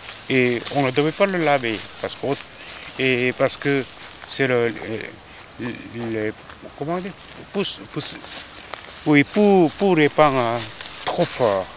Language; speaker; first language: French; non-native, fluent; Korean